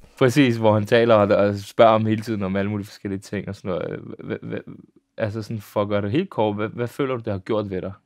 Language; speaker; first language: Danish; early bilingual, other home language; Serbian